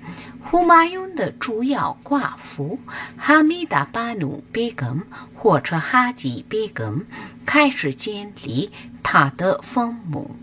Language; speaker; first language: Chinese; non-native, fluent; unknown